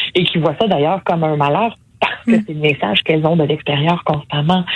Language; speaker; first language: French; native; French